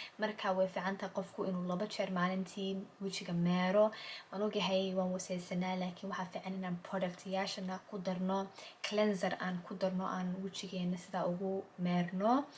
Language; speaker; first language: Somali; early bilingual, heritage; Somali